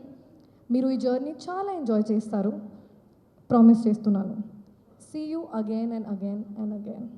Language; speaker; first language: Telugu; non-native, local second language; Hindi